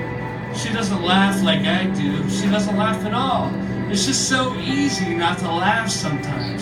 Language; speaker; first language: English; native; English